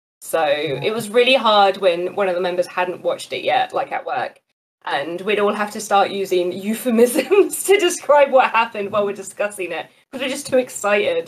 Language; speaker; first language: English; native; English